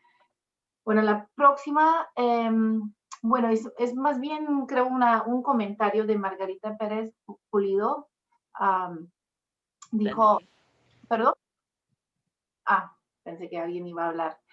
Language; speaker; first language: Spanish; non-native, fluent; English